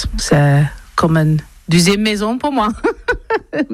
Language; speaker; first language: French; non-native, learner; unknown